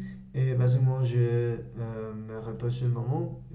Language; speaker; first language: French; non-native, learner; Spanish